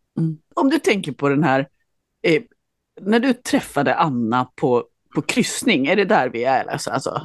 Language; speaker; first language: Swedish; native; Swedish